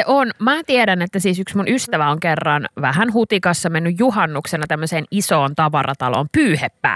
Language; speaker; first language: Finnish; native; Finnish